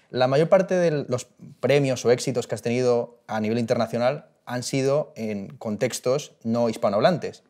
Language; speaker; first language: Spanish; native; Spanish